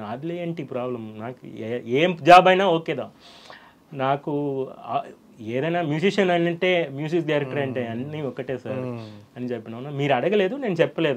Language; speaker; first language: Telugu; non-native, fluent; Tamil